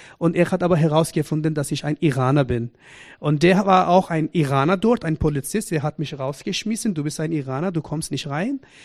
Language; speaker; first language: German; non-native, fluent; Persian